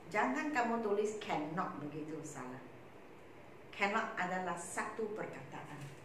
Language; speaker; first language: Malay; non-native, local second language; Chinese